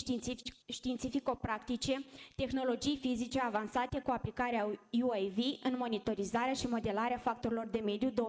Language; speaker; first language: Romanian; native; Romanian